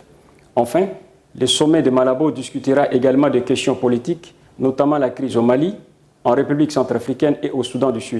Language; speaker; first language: French; non-native, fluent; Portuguese